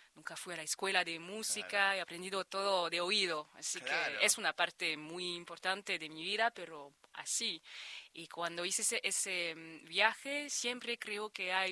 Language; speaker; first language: Spanish; non-native, fluent; French